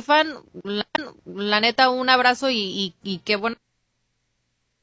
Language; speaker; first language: Spanish; native; Spanish